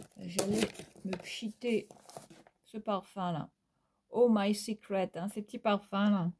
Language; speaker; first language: French; native; French